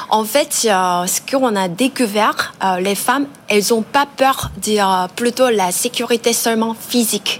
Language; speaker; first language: French; non-native, learner; Korean